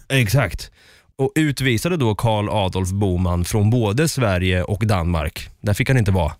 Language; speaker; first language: Swedish; native; Swedish